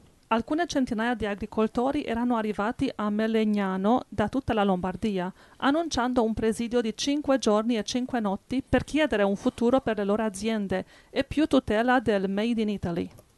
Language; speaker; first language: Italian; native; Italian